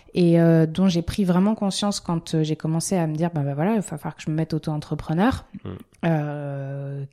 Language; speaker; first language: French; native; French